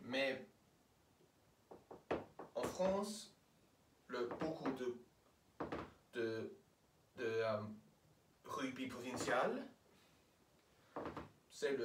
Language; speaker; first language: French; non-native, learner; English